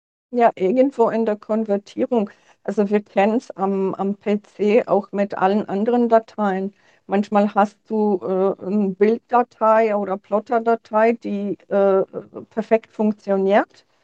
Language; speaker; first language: German; non-native, fluent; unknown